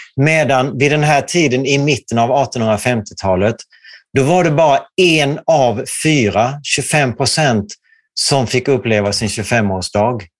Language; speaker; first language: Swedish; native; Swedish